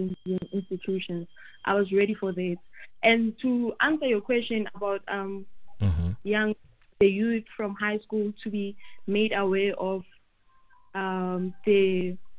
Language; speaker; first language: English; non-native, local second language; Tswana